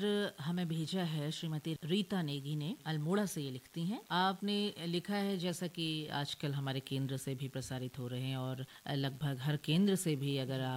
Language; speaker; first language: Hindi; native; Hindi